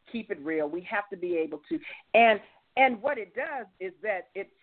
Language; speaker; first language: English; native; English